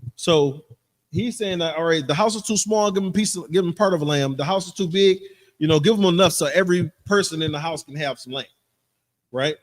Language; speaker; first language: English; native; English